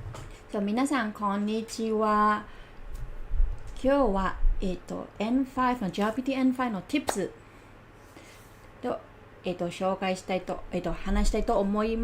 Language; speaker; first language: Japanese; non-native, learner; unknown